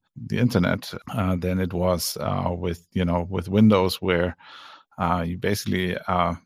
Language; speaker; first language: English; non-native, fluent; German